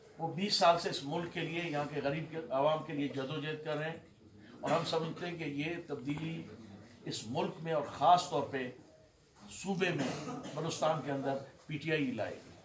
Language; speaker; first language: Urdu; non-native, local second language; Baluchi